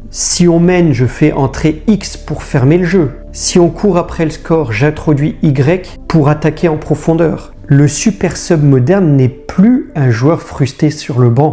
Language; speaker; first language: French; native; French